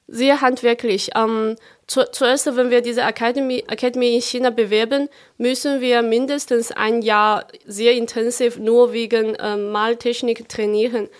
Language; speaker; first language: German; non-native, fluent; Chinese